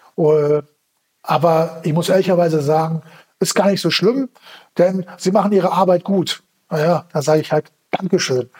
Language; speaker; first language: German; early bilingual, other home language; Turkish